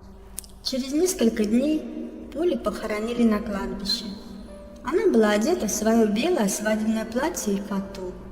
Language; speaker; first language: Russian; native; Russian